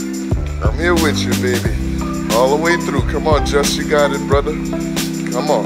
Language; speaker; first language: English; native; English